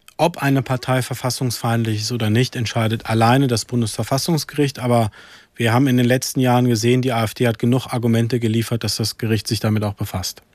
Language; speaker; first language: German; early bilingual, other home language; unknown